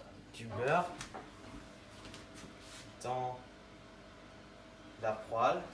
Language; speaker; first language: French; non-native, learner; English